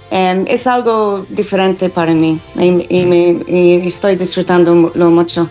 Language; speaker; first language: Spanish; non-native, fluent; English